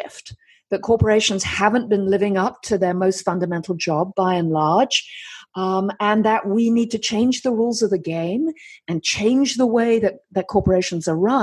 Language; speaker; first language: English; native; English